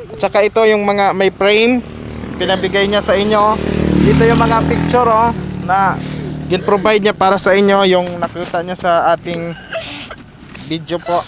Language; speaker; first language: Filipino; non-native, local second language; Hiligaynon